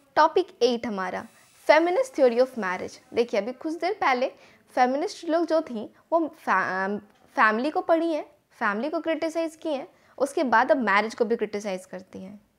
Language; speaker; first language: Hindi; native; Hindi